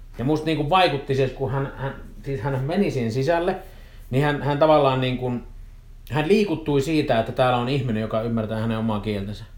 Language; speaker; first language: Finnish; native; Finnish